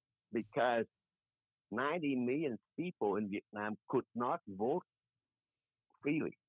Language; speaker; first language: English; non-native, fluent; Vietnamese